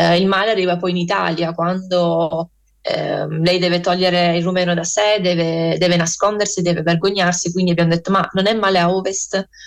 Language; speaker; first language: Italian; early bilingual, other home language; Romanian